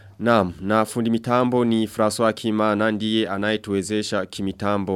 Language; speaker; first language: Swahili; non-native, local second language; Rundi